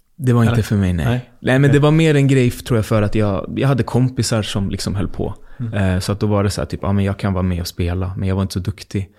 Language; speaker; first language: Swedish; native; Swedish